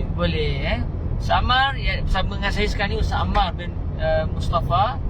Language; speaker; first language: Malay; native; Malay